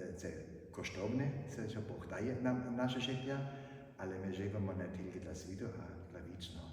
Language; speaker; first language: Ukrainian; non-native, fluent; German